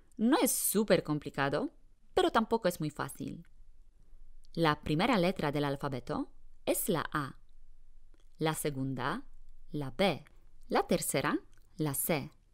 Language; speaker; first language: Spanish; non-native, fluent; Polish